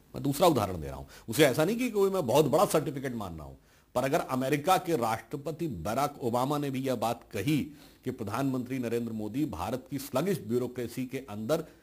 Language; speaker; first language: Hindi; native; Hindi